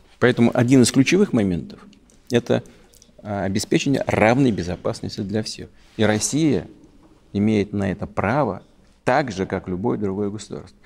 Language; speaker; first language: Russian; native; Russian